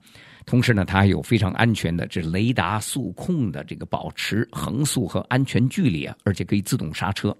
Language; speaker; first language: Chinese; native; Chinese